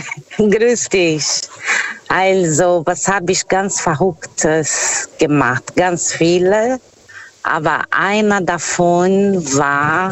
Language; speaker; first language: German; non-native, fluent; Portuguese